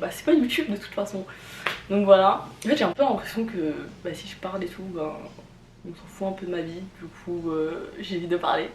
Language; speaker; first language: French; early bilingual, other home language; Vietnamese